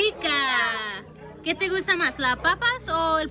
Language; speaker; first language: Spanish; non-native, fluent; English